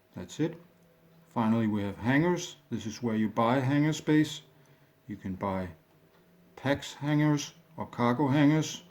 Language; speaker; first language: English; non-native, fluent; Danish